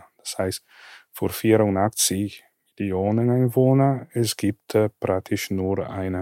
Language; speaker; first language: German; non-native, fluent; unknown